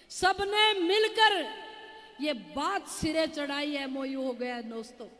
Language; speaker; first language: Hindi; native; Hindi